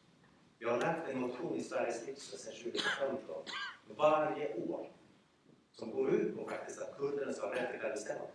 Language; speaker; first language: Swedish; early bilingual, other home language; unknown